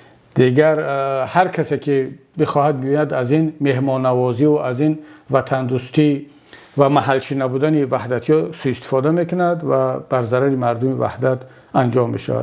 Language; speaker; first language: Persian; native; Persian